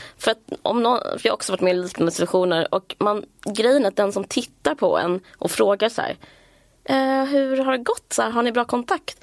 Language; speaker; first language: Swedish; native; Swedish